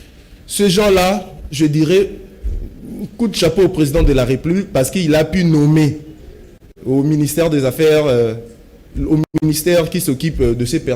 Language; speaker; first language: French; non-native, local second language; Lingala